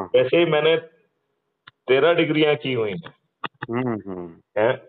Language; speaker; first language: Hindi; native; Hindi